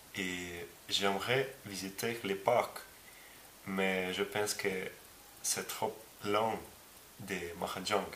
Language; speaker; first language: French; non-native, learner; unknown